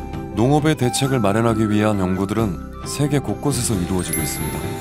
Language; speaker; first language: Korean; native; Korean